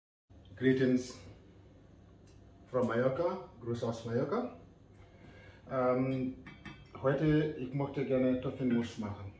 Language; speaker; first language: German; non-native, learner; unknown